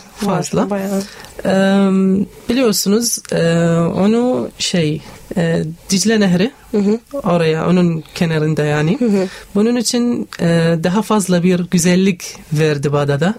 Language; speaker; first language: Turkish; non-native, learner; Arabic